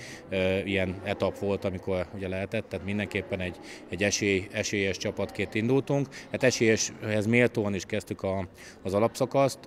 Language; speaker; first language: Hungarian; native; Hungarian